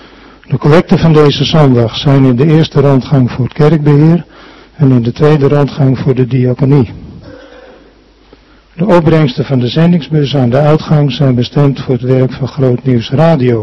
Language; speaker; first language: Dutch; native; Dutch